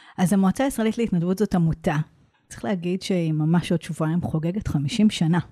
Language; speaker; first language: Hebrew; native; Hebrew